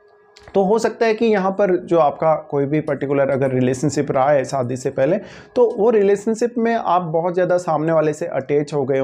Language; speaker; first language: Hindi; native; Hindi